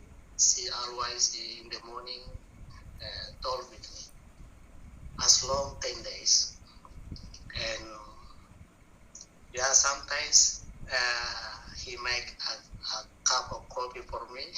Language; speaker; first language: English; non-native, learner; Buginese